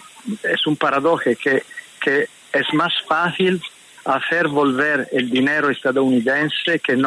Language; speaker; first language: Spanish; non-native, fluent; Italian